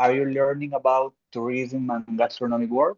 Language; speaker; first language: English; non-native, fluent; Spanish